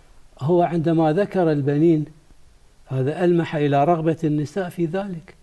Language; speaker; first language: Arabic; native; Arabic